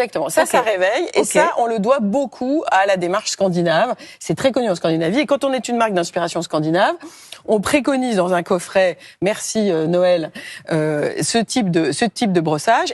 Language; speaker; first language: French; native; French